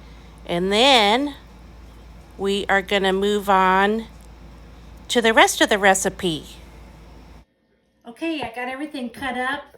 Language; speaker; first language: English; native; English